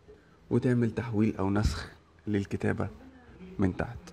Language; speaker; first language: Arabic; native; Arabic